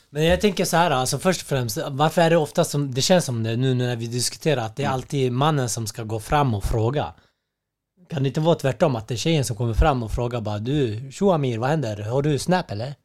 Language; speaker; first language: Swedish; early bilingual, other home language; Arabic